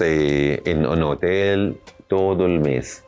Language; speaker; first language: Spanish; non-native, learner; Arabic